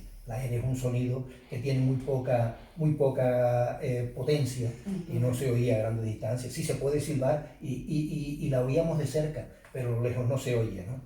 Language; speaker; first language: Spanish; native; Spanish